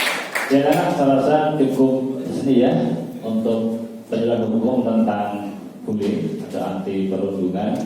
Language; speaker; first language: Indonesian; native; Indonesian